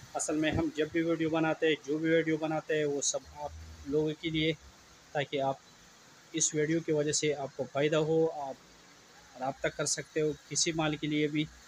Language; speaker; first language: Urdu; native; Urdu